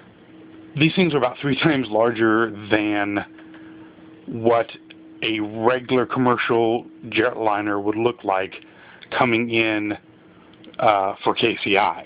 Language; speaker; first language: English; native; English